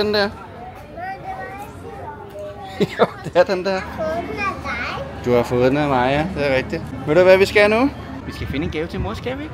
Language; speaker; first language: Danish; native; Danish